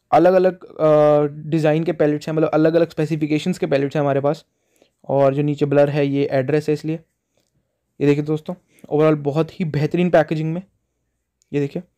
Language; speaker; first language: Hindi; non-native, local second language; Punjabi